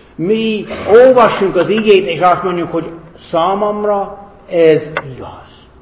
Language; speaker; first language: Hungarian; non-native, fluent; English